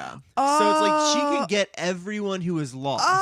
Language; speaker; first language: English; native; English